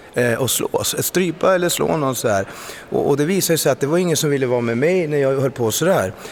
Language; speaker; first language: Swedish; early bilingual, other home language; Spanish